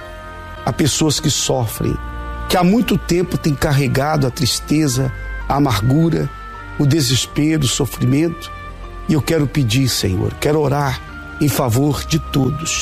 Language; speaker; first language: Portuguese; native; Portuguese